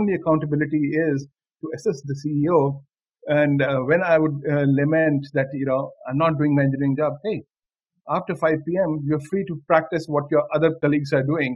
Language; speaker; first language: English; non-native, local second language; Hindi